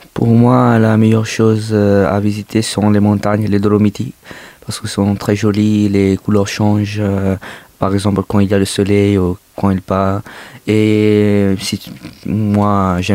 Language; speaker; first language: French; non-native, learner; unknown